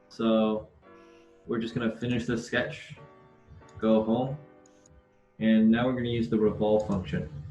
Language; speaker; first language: English; native; English